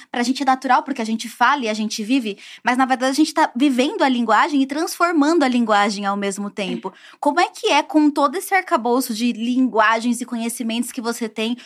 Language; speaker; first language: Portuguese; native; Portuguese